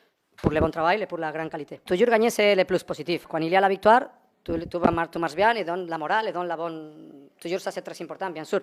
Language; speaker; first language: French; non-native, learner; Spanish